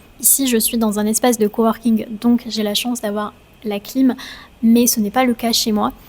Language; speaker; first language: French; native; French